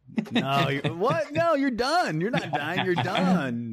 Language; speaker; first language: English; native; English